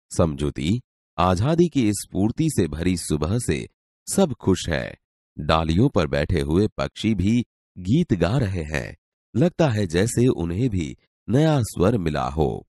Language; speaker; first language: Hindi; non-native, local second language; Gujarati